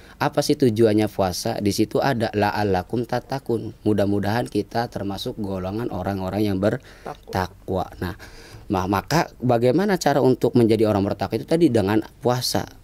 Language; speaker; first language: Indonesian; native; Indonesian